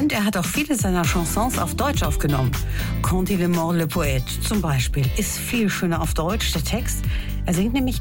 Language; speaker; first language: German; native; German